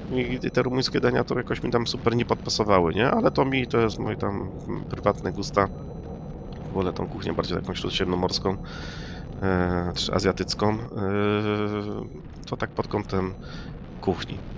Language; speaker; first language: Polish; native; Polish